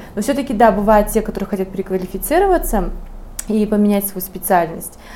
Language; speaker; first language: Russian; native; Russian